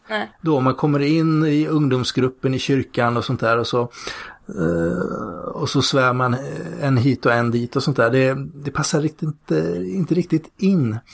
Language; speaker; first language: Swedish; native; Swedish